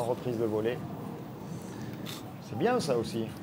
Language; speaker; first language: French; native; French